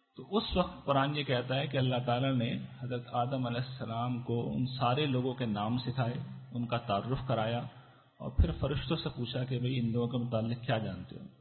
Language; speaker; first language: Urdu; native; Urdu